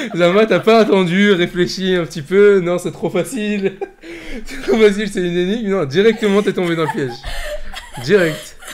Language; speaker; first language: French; early bilingual, other home language; Arabic